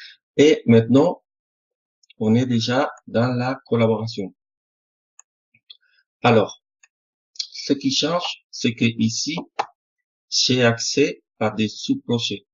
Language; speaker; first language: French; non-native, fluent; Spanish